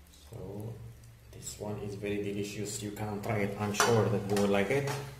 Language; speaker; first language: English; non-native, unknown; Arabic